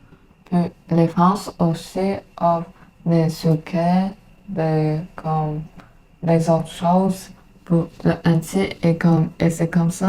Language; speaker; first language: French; non-native, learner; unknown